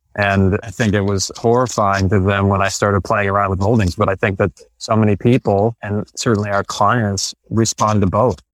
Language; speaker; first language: English; non-native, fluent; Spanish